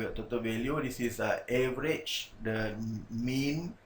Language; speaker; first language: English; non-native, local second language; Malay